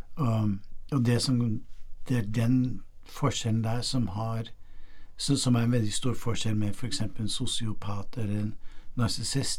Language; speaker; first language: Norwegian; non-native, fluent; English